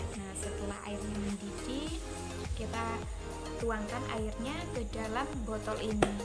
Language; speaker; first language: Indonesian; non-native, local second language; Madurese